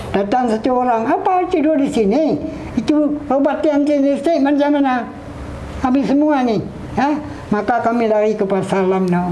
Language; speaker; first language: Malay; non-native, local second language; Achinese